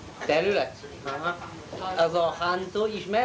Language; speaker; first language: Hungarian; non-native, learner; Chinese